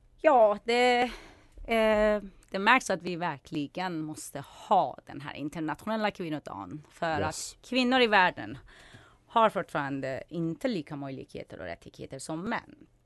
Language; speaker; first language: Swedish; non-native, fluent; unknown